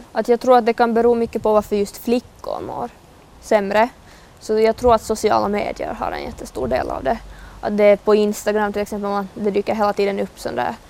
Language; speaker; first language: Swedish; native; Swedish